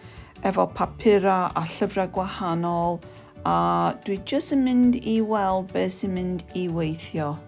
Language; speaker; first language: Welsh; non-native, fluent; English